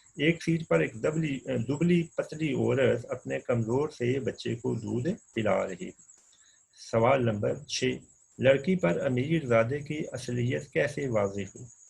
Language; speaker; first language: Urdu; non-native, local second language; Punjabi